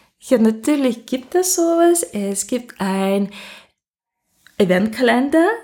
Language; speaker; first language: German; non-native, fluent; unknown